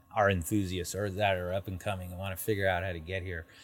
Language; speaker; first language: English; native; English